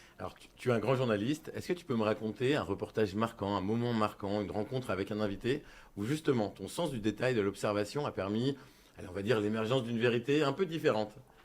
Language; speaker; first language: French; native; French